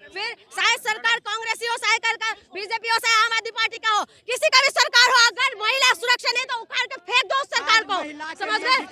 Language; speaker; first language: Hindi; non-native, local second language; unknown